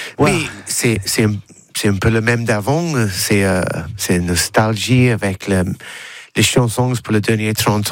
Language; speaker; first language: French; non-native, learner; English